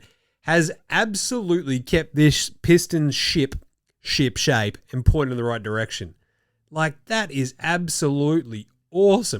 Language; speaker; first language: English; native; English